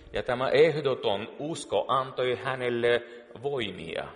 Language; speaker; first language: Finnish; non-native, fluent; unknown